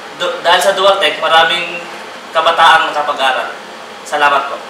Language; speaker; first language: Filipino; non-native, local second language; Cebuano